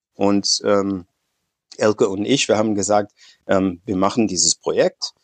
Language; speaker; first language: German; non-native, fluent; English